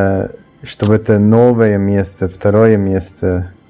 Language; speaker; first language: Russian; early bilingual, heritage; Russian